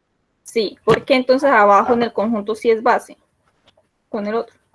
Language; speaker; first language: Spanish; native; Spanish